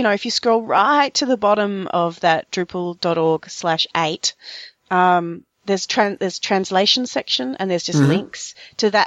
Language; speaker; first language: English; native; English